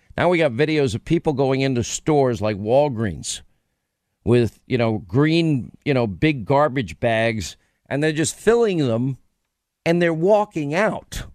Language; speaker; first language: English; native; English